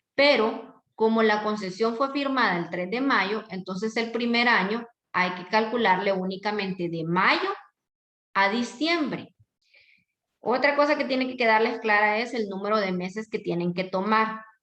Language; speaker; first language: Spanish; native; Spanish